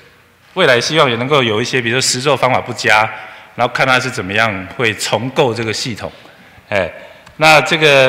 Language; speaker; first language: Chinese; native; Chinese